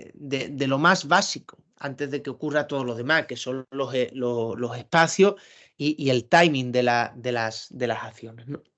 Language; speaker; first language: Spanish; native; Spanish